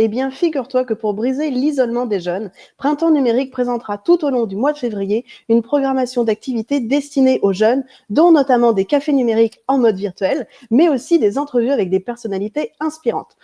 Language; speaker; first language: French; native; French